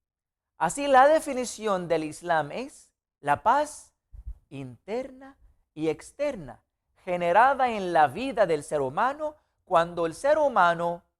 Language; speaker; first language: Spanish; non-native, fluent; Arabic